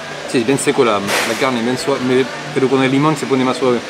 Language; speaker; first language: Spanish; non-native, fluent; French